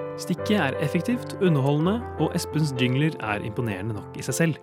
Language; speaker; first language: Norwegian; native; Norwegian